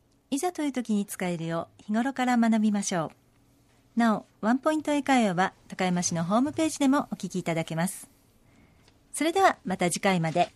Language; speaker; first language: Japanese; native; Japanese